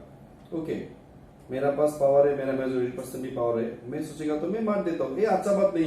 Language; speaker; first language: Hindi; non-native, learner; Bangla